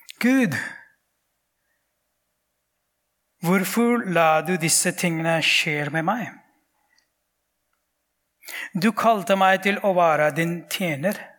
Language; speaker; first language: Norwegian; non-native, fluent; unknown